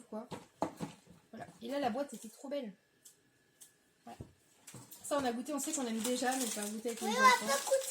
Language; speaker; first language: French; native; French